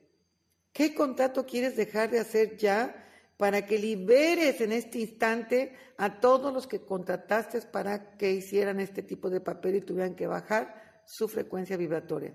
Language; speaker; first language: Spanish; native; Spanish